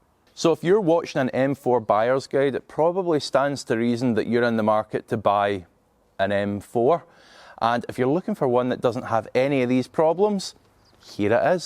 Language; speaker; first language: English; native; English